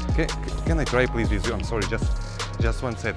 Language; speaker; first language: English; non-native, learner; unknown